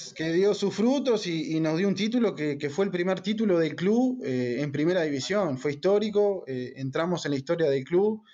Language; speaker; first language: Spanish; native; Spanish